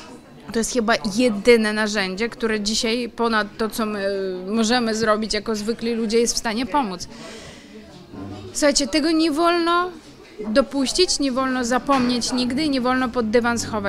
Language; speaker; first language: Polish; non-native, fluent; Ukrainian